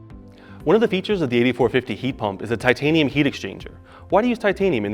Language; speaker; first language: English; native; English